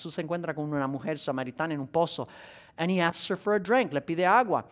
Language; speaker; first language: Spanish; non-native, fluent; English